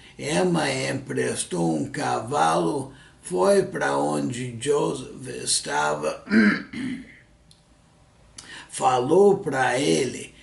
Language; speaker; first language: Portuguese; non-native, fluent; English